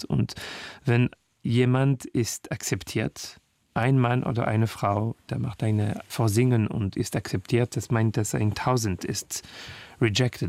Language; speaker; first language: German; non-native, learner; French